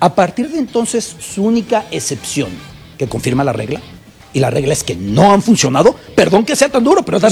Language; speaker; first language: Spanish; native; Spanish